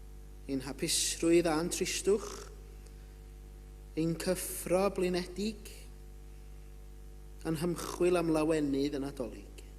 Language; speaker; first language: Welsh; native; Welsh